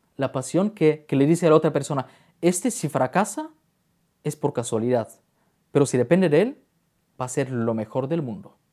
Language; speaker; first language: Spanish; non-native, fluent; Bulgarian